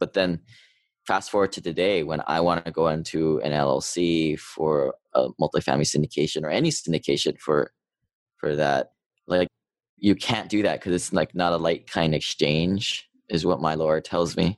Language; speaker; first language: English; native; English